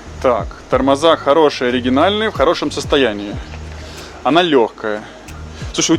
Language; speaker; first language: Russian; native; Russian